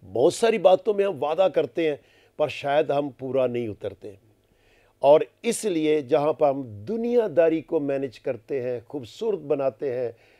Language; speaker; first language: Urdu; non-native, local second language; Punjabi